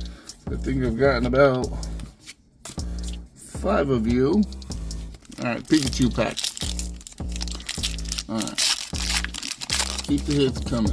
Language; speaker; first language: English; native; English